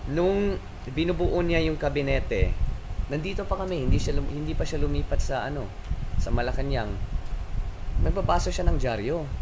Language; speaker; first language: Filipino; native; Filipino